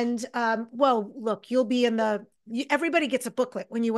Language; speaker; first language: English; native; English